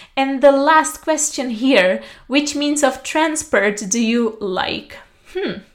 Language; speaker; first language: English; non-native, fluent; Czech